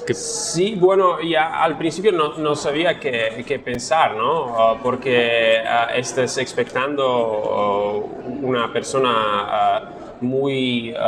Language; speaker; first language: Spanish; non-native, fluent; Slovak